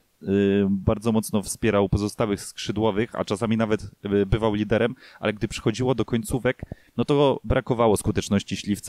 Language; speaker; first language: Polish; native; Polish